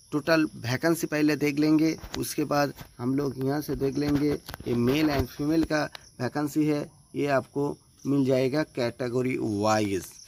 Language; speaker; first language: Hindi; non-native, local second language; Bangla